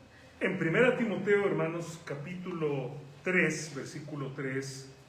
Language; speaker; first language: Spanish; native; Spanish